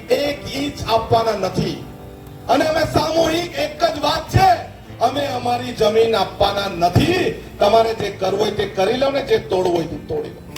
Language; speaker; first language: Gujarati; non-native, local second language; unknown